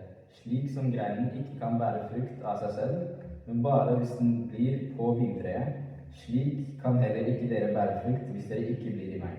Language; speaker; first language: Norwegian; early bilingual, other home language; Amharic